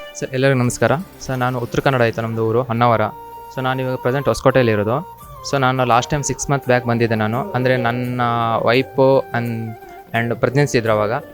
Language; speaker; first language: Kannada; native; Kannada